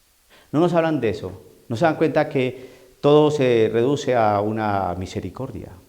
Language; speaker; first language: Spanish; native; Spanish